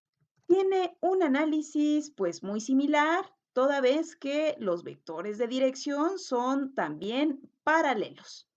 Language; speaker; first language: Spanish; native; Spanish